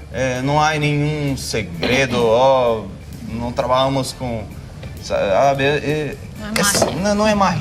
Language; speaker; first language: Spanish; non-native, learner; Portuguese